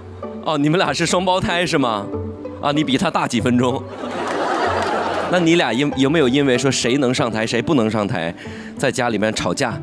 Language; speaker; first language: Chinese; native; Chinese